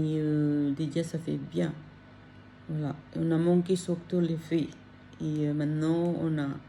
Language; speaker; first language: French; non-native, learner; Filipino